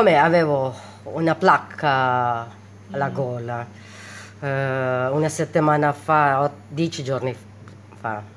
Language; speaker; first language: Italian; non-native, learner; Filipino